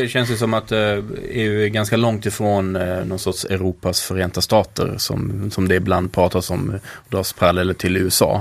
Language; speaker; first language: Swedish; native; Swedish